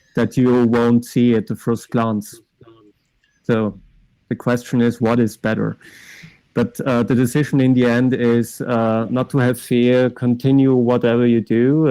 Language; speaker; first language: English; non-native, fluent; German